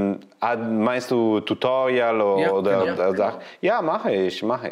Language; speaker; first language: German; non-native, learner; Italian